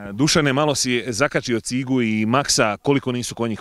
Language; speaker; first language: Serbian; native; Serbian